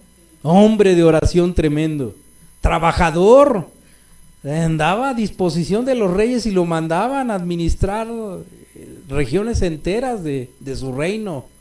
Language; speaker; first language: Spanish; native; Spanish